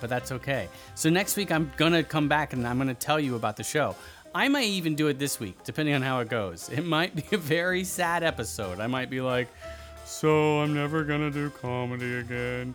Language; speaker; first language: English; native; English